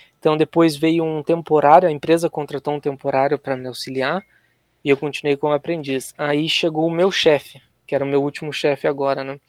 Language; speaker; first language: Portuguese; native; Portuguese